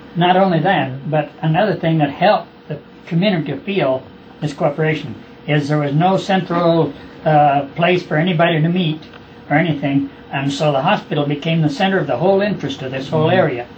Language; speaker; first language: English; native; English